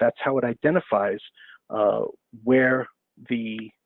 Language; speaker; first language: English; native; English